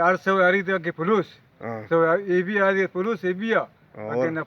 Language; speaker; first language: Arabic; non-native, learner; Baluchi